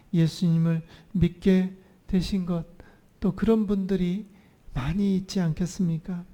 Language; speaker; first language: Korean; native; Korean